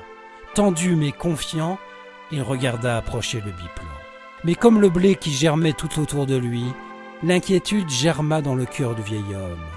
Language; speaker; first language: French; native; French